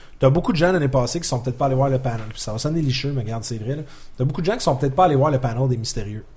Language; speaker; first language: French; native; French